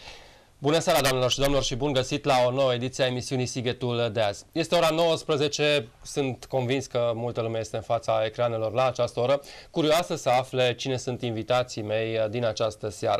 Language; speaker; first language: Romanian; native; Romanian